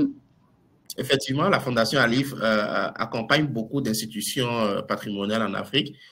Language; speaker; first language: French; non-native, fluent; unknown